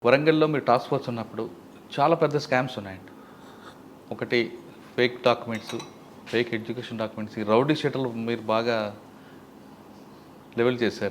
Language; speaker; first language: Telugu; native; Telugu